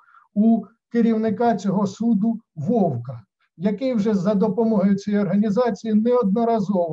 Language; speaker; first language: Ukrainian; native; Ukrainian